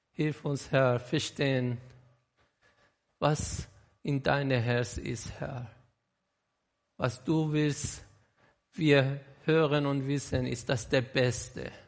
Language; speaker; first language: German; non-native, learner; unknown